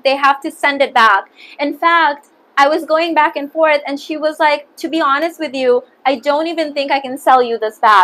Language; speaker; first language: English; early bilingual, other home language; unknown